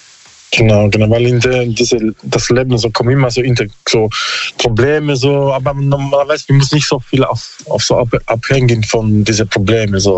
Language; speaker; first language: German; non-native, learner; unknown